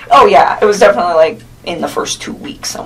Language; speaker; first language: English; native; English